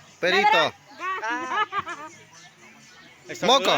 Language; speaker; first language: Spanish; non-native, learner; Ukrainian